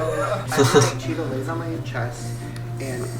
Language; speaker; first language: English; native; English